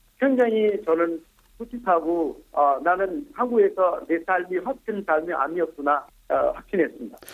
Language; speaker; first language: Korean; non-native, fluent; Nepali